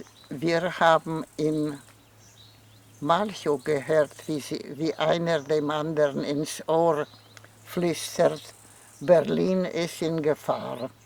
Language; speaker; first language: German; non-native, fluent; Polish